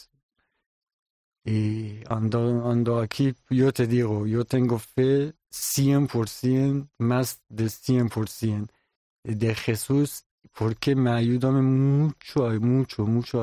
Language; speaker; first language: Spanish; non-native, learner; Persian